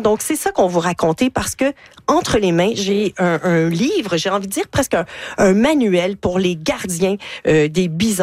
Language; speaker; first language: French; native; French